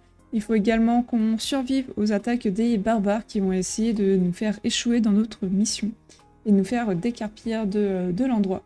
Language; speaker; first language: French; native; French